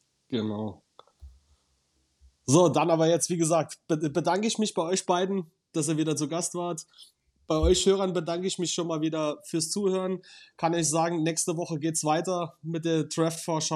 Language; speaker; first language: German; native; German